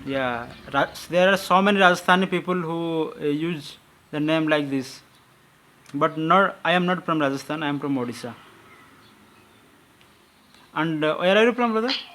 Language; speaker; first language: English; non-native, learner; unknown